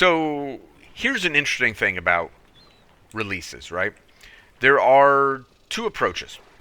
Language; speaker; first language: English; native; English